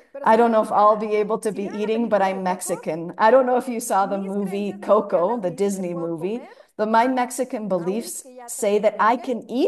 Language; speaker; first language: English; non-native, fluent; Spanish